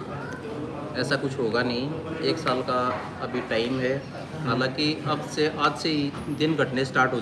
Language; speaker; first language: Hindi; native; Hindi